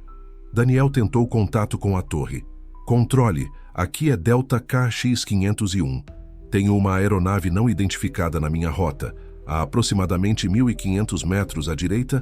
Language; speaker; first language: Portuguese; native; Portuguese